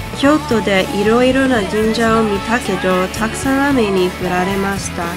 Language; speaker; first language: Japanese; non-native, learner; English